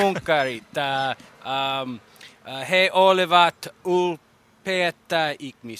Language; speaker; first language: Finnish; non-native, learner; English